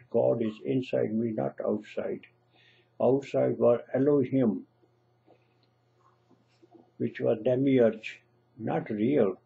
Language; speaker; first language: English; non-native, local second language; Punjabi